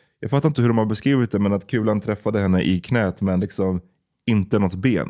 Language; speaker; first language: Swedish; native; Swedish